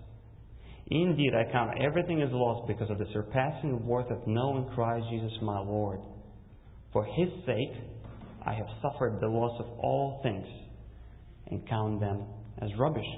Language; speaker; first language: English; non-native, fluent; Russian